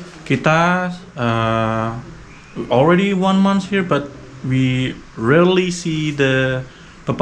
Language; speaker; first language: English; non-native, learner; Indonesian